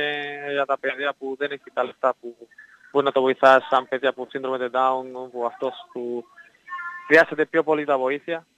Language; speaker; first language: Greek; non-native, learner; Spanish